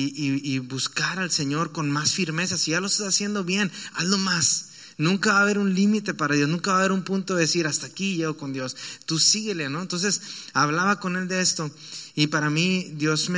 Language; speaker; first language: Spanish; native; Spanish